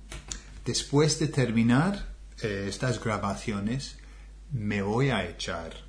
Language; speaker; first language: Spanish; non-native, fluent; English